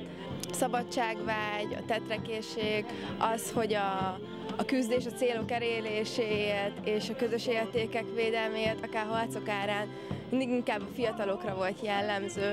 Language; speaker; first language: Hungarian; native; Hungarian